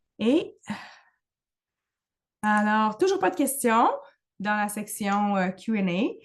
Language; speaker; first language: French; native; French